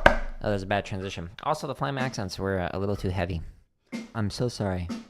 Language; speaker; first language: English; native; English